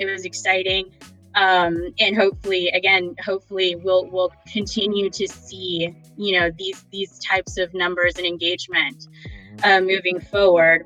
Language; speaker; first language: English; native; English